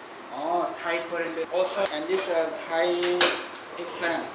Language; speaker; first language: English; non-native, learner; Thai